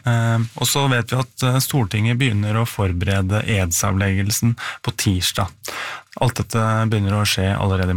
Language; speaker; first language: Norwegian; native; Norwegian